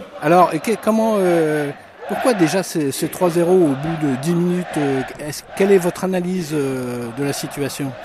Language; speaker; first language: French; native; French